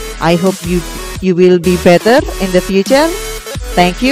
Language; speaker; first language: English; non-native, local second language; Indonesian